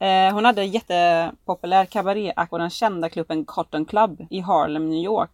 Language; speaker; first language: Swedish; native; Swedish